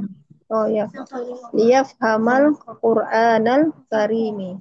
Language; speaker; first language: Arabic; non-native, learner; Indonesian